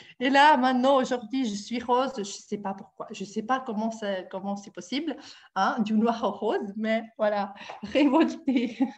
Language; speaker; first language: French; non-native, fluent; Italian